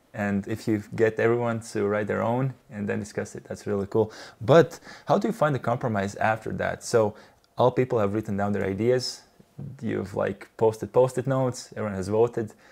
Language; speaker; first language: English; non-native, fluent; Latvian